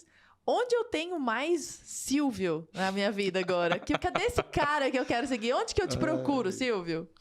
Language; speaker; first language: Portuguese; native; Portuguese